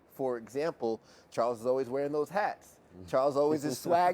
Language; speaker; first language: English; native; English